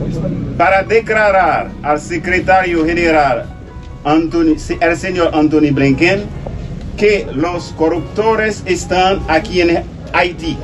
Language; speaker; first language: Spanish; non-native, learner; Haitian Creole